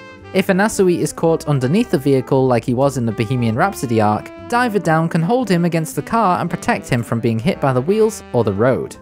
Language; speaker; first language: English; native; English